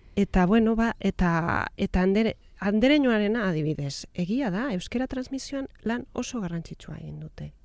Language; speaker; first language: Basque; non-native, local second language; Catalan